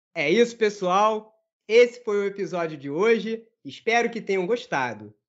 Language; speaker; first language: Portuguese; native; Portuguese